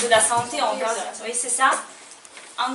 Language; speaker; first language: French; non-native, fluent; Ukrainian